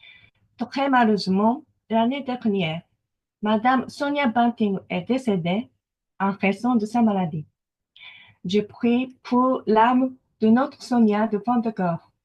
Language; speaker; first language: French; non-native, fluent; Japanese